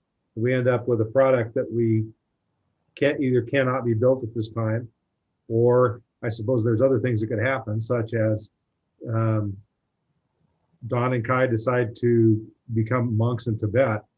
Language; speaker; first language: English; native; English